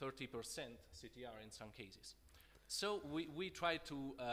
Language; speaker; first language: English; non-native, fluent; Italian